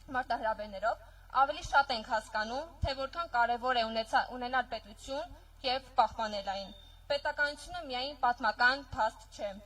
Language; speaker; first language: Armenian; native; Armenian